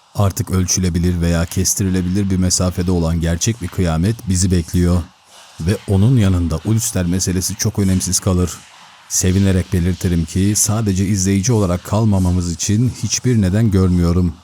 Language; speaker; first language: Turkish; native; Turkish